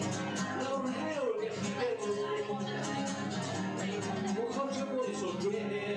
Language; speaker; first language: Welsh; native; Welsh